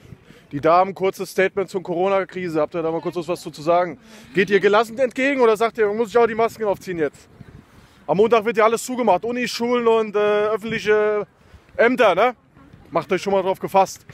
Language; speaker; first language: German; native; German